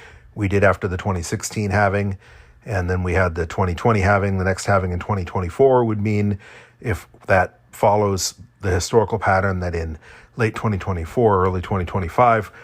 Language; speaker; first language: English; native; English